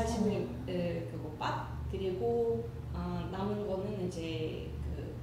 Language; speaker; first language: Korean; non-native, learner; Russian